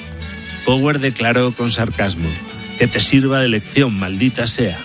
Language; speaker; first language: Spanish; native; Spanish